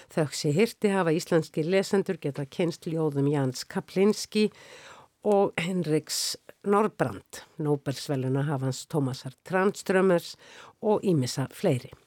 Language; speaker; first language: Icelandic; native; Icelandic